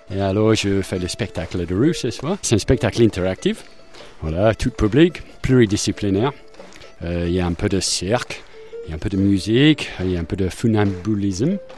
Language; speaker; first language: French; non-native, fluent; English